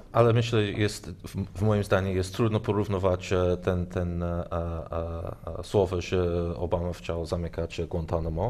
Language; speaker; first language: Polish; non-native, learner; English